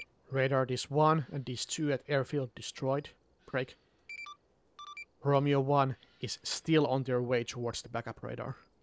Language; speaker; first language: English; non-native, fluent; Finnish